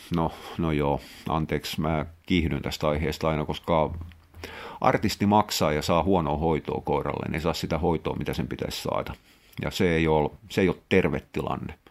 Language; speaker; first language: Finnish; native; Finnish